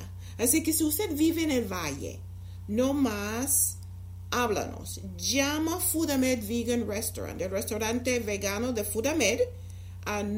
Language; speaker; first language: Spanish; non-native, fluent; English